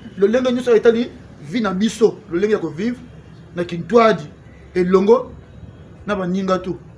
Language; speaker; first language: Lingala; non-native, local second language; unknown